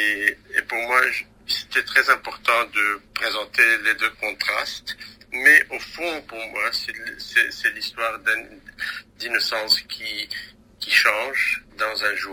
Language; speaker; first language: French; non-native, local second language; Arabic